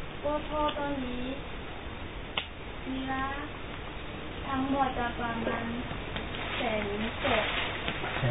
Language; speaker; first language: Thai; non-native, fluent; Chinese